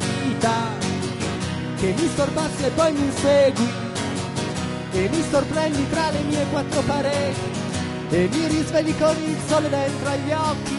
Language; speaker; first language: Italian; native; Italian